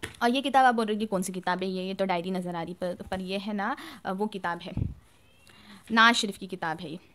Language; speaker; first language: Urdu; native; Urdu